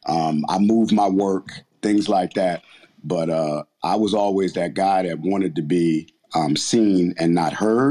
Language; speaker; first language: English; native; English